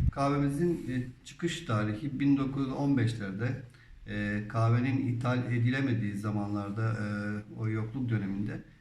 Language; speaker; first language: Turkish; native; Turkish